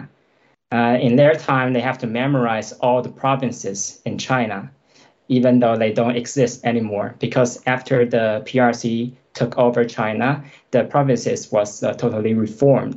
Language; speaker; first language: English; non-native, fluent; Chinese